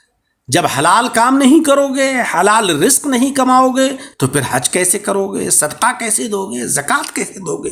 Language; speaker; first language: Urdu; native; Urdu